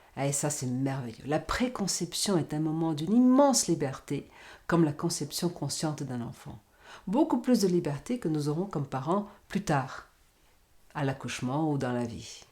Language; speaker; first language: French; non-native, fluent; Portuguese